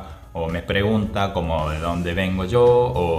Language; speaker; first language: Spanish; non-native, fluent; Japanese